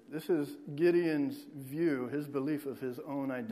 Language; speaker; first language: English; native; English